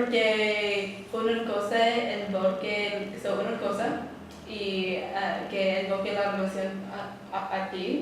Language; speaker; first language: Spanish; non-native, learner; English